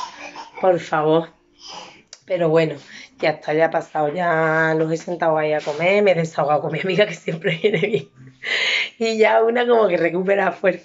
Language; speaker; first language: Spanish; native; Spanish